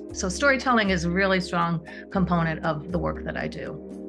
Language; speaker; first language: English; native; English